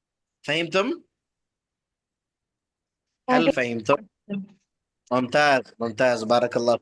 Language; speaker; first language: Arabic; non-native, fluent; Tamil